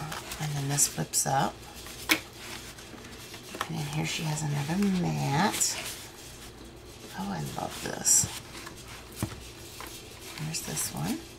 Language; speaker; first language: English; native; English